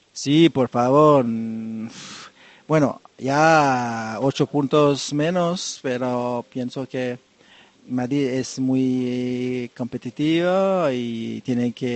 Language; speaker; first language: Spanish; non-native, fluent; French